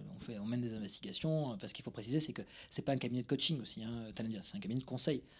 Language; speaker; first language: French; native; French